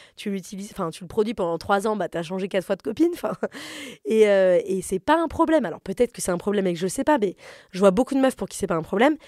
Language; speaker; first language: French; native; French